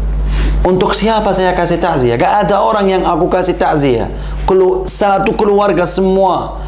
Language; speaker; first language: Indonesian; non-native, learner; Arabic